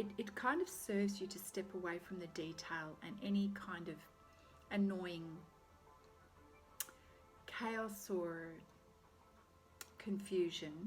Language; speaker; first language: English; native; English